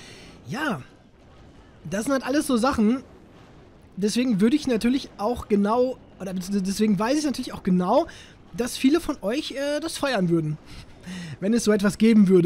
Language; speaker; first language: German; native; German